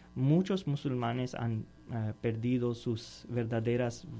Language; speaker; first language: Spanish; non-native, learner; Urdu